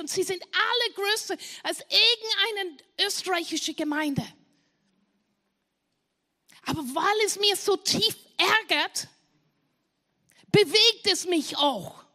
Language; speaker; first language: German; non-native, fluent; English